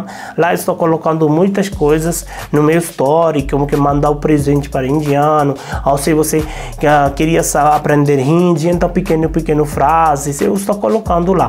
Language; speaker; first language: Portuguese; non-native, learner; Hindi